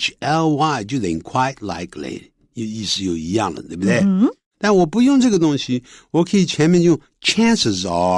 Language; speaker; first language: Chinese; native; Chinese